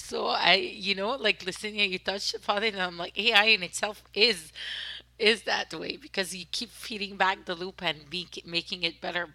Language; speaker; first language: English; non-native, fluent; French